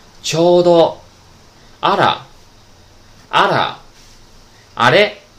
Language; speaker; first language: Japanese; non-native, fluent; Chinese